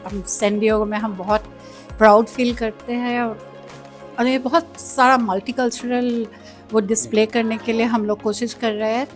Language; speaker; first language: Hindi; non-native, local second language; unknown